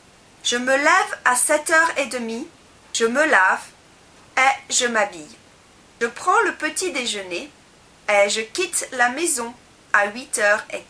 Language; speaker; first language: French; non-native, learner; English